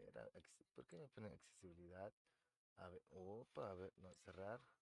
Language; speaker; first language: Spanish; native; Spanish